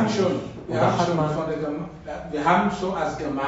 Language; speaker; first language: German; non-native, learner; Russian